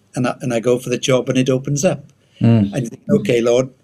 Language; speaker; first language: English; native; English